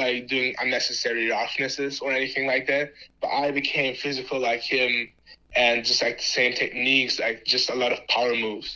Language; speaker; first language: English; non-native, fluent; German